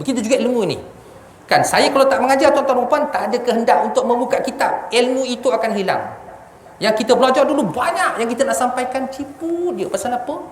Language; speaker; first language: Malay; non-native, local second language; Javanese